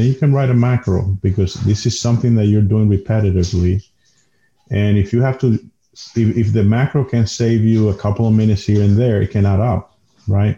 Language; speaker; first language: English; non-native, fluent; Spanish